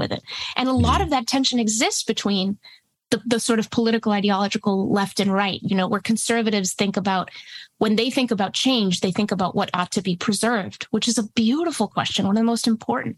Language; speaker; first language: English; early bilingual, other home language; Spanish